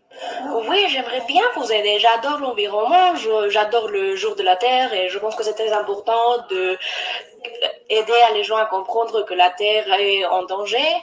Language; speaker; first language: French; non-native, learner; English